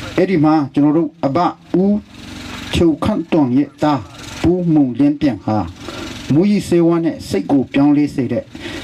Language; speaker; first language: Burmese; non-native, local second language; Hakha Chin